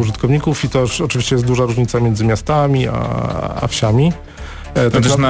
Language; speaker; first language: Polish; native; Polish